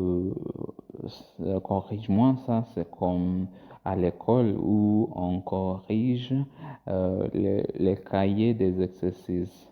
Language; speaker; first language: French; non-native, learner; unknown